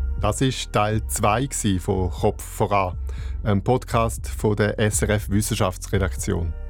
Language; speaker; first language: German; native; German